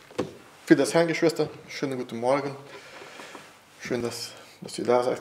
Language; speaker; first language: German; non-native, fluent; Portuguese